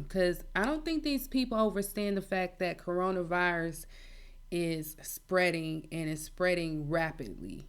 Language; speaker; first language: English; native; English